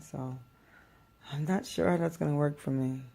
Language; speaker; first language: English; native; English